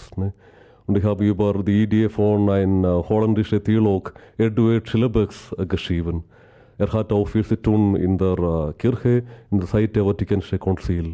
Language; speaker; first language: German; non-native, learner; Malayalam